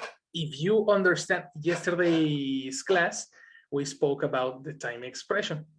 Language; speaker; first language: English; non-native, fluent; Spanish